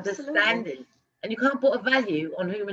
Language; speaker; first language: English; native; English